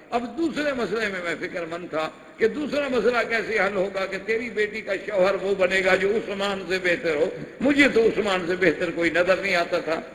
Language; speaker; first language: Urdu; non-native, local second language; Punjabi